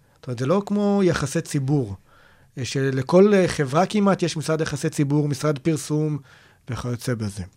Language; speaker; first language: Hebrew; native; Hebrew